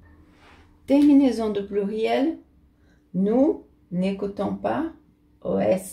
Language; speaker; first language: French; non-native, fluent; Portuguese